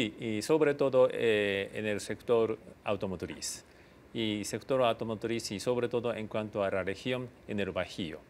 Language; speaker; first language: Spanish; non-native, fluent; Japanese